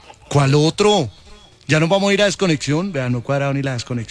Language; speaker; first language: Spanish; native; Spanish